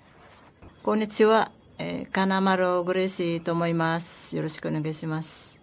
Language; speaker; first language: Japanese; non-native, learner; Filipino